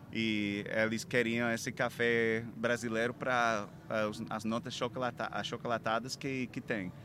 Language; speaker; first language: Portuguese; non-native, fluent; English